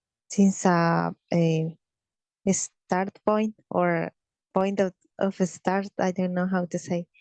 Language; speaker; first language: English; non-native, learner; Spanish